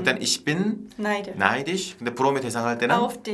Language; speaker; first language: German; non-native, fluent; Korean